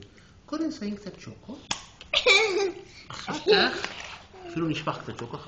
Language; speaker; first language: Hebrew; native; Hebrew